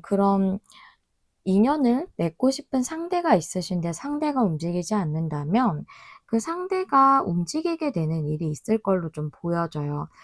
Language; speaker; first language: Korean; native; Korean